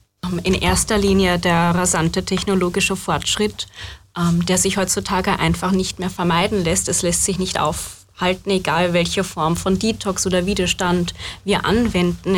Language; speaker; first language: German; native; German